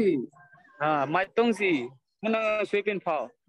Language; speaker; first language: Chinese; non-native, learner; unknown